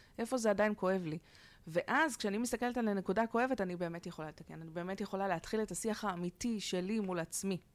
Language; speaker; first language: Hebrew; native; Hebrew